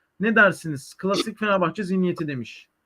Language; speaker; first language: Turkish; native; Turkish